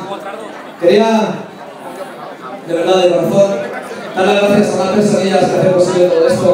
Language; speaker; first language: Spanish; native; Spanish